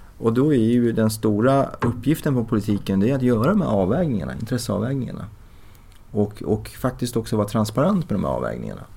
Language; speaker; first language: Swedish; early bilingual, other home language; Persian